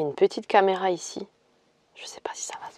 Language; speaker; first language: French; native; French